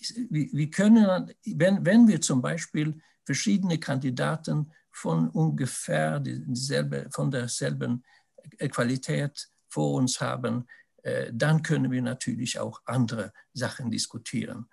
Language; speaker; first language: German; non-native, fluent; Swedish